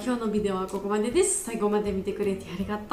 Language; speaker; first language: Japanese; non-native, learner; Georgian